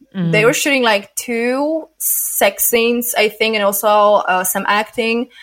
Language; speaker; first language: English; non-native, fluent; Polish